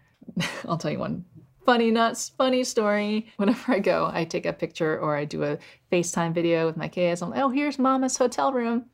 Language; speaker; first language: English; native; English